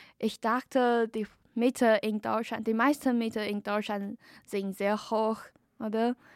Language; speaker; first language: German; non-native, learner; Chinese